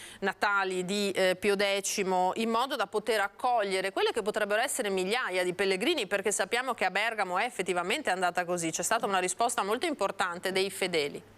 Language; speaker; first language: Italian; native; Italian